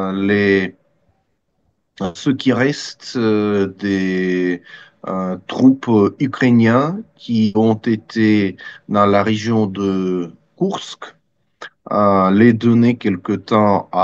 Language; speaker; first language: French; non-native, fluent; Russian